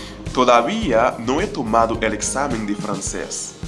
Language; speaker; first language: Spanish; non-native, fluent; Haitian Creole